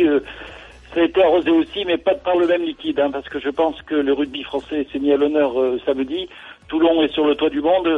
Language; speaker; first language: French; native; French